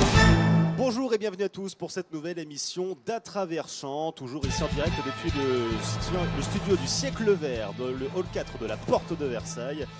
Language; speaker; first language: French; native; French